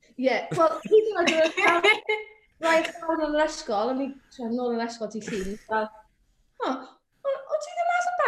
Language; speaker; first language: Welsh; native; Welsh